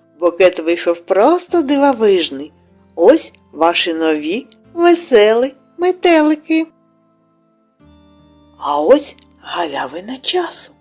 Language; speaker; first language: Ukrainian; native; Ukrainian